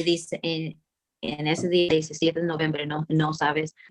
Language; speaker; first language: Spanish; early bilingual, heritage; Spanish